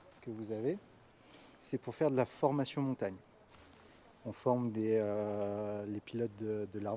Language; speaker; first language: French; native; French